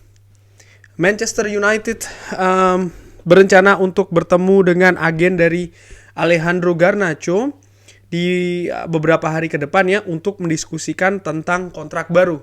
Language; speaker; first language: Indonesian; native; Indonesian